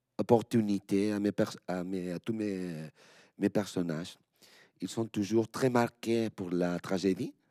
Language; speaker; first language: French; non-native, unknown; Spanish